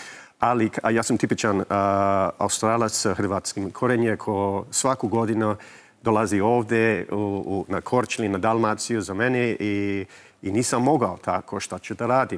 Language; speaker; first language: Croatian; early bilingual, heritage; English